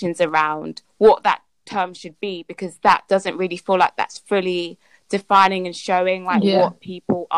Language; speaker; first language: English; native; English